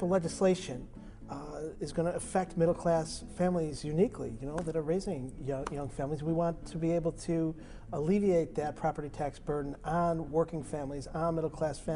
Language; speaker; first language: English; native; English